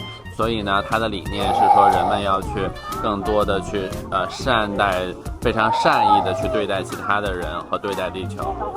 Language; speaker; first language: Chinese; native; Chinese